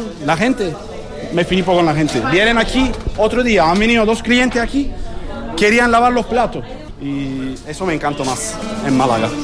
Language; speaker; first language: Spanish; non-native, learner; Turkish